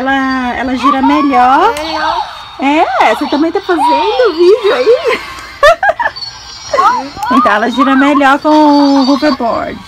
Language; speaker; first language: Portuguese; native; Portuguese